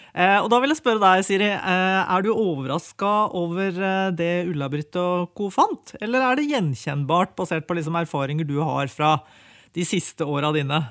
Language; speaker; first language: Norwegian; native; Norwegian